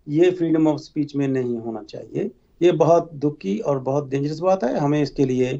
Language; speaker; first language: Hindi; native; Hindi